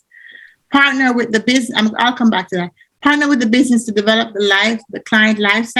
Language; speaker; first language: English; native; English